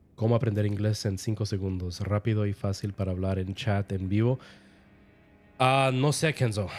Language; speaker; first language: Spanish; early bilingual, heritage; Spanish